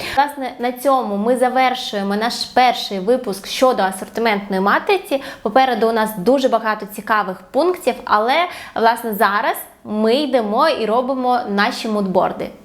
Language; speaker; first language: Ukrainian; non-native, local second language; Russian